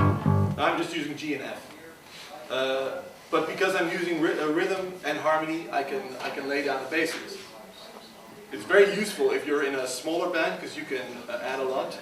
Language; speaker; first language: English; non-native, fluent; Dutch